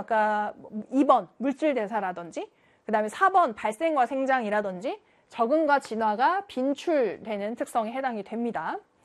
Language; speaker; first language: Korean; native; Korean